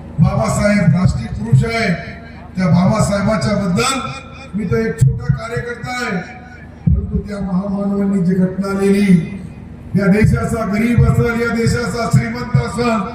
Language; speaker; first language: Marathi; non-native, local second language; Urdu